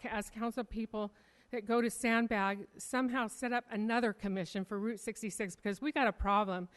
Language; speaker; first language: English; native; English